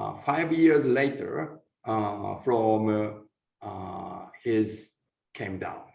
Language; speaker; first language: English; non-native, learner; Japanese